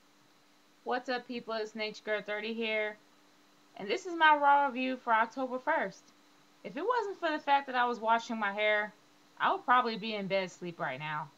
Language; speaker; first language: English; native; English